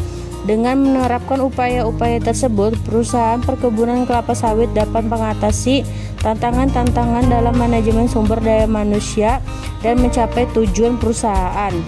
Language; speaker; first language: Indonesian; native; Indonesian